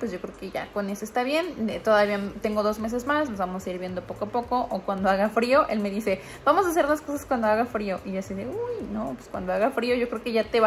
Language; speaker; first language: Spanish; native; Spanish